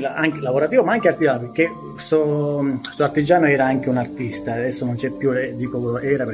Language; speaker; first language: Italian; native; Italian